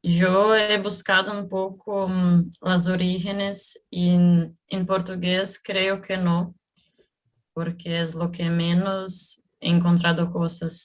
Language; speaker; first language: Spanish; non-native, learner; Portuguese